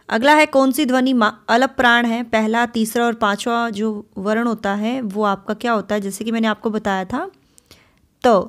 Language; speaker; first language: Hindi; native; Hindi